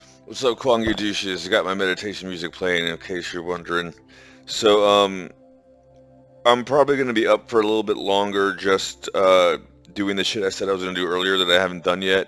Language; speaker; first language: English; native; English